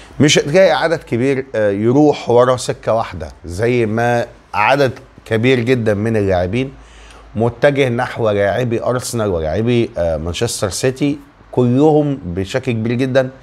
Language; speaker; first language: Arabic; native; Arabic